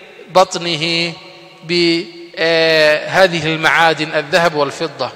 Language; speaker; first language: Arabic; non-native, fluent; Somali